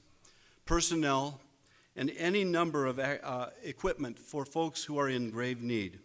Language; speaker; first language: English; native; English